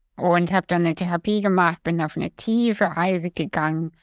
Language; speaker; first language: German; early bilingual, other home language; Russian